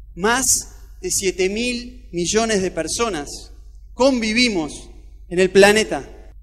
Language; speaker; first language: Spanish; native; Spanish